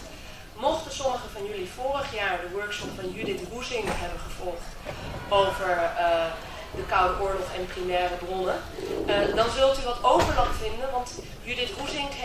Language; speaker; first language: Dutch; native; Dutch